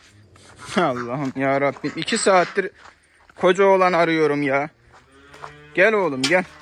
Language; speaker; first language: Turkish; native; Turkish